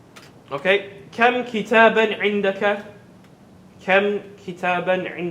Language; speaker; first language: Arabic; non-native, fluent; English